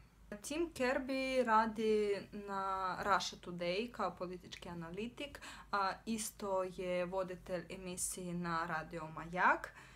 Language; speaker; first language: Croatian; non-native, fluent; Russian